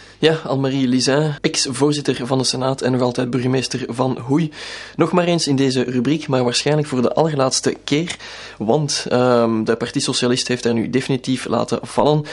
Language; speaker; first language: Dutch; native; Dutch